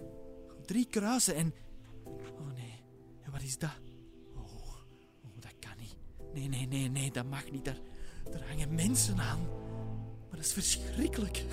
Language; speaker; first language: Dutch; native; Dutch